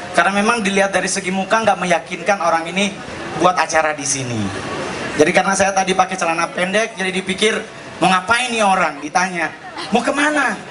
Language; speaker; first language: Indonesian; native; Indonesian